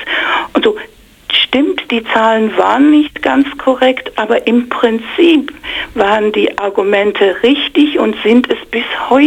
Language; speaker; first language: German; non-native, fluent; English